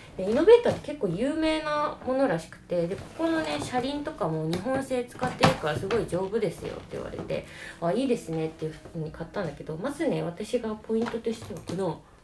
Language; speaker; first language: Japanese; native; Japanese